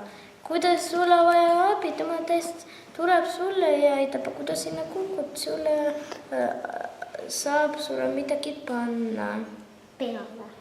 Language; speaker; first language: Estonian; non-native, local second language; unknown